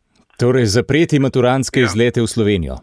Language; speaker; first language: Slovenian; native; Slovenian